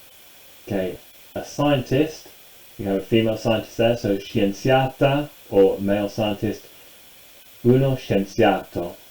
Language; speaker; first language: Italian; non-native, fluent; English